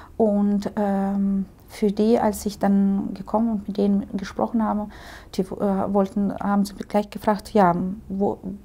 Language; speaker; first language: German; early bilingual, heritage; Russian